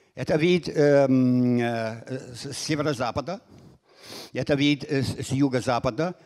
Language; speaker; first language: Russian; non-native, fluent; English